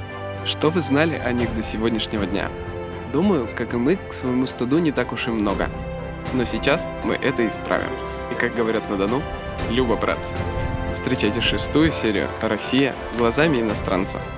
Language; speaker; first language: Russian; native; Russian